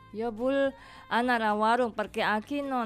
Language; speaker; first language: Catalan; non-native, learner; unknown